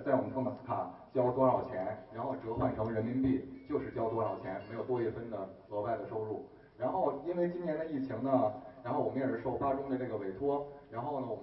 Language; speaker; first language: Chinese; native; Chinese